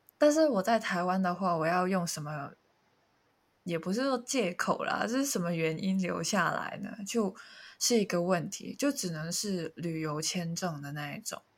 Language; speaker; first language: Chinese; non-native, local second language; Cantonese